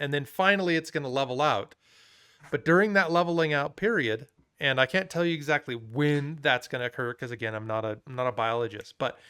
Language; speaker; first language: English; native; English